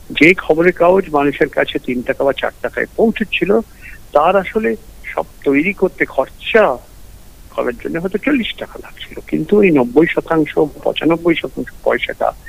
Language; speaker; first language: Bangla; early bilingual, heritage; Bangla